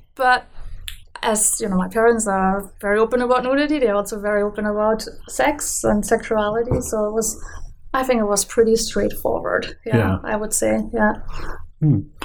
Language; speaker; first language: English; non-native, fluent; German